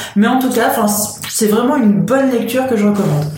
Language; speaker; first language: French; native; French